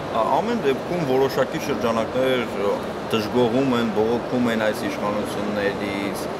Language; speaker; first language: Armenian; native; Armenian